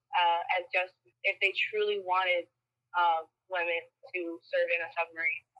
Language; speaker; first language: English; early bilingual, other home language; Spanish